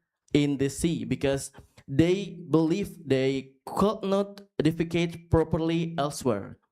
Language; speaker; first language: English; non-native, fluent; Indonesian